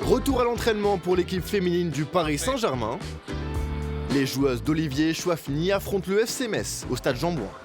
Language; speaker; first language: French; native; French